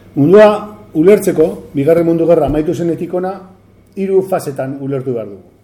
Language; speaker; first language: Basque; native; Basque